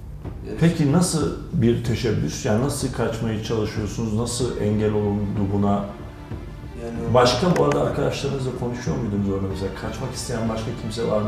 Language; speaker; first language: Turkish; native; Turkish